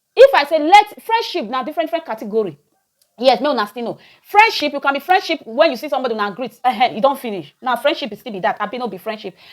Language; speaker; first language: Nigerian Pidgin; native; Nigerian Pidgin